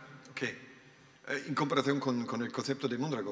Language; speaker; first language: Spanish; non-native, learner; German